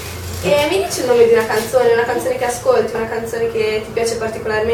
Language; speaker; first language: Italian; native; Italian